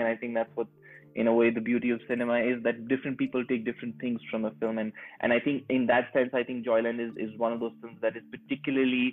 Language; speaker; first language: English; non-native, local second language; Urdu